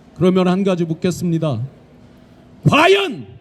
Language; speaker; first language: Korean; native; Korean